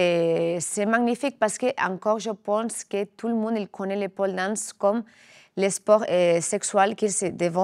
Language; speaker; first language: French; non-native, learner; Spanish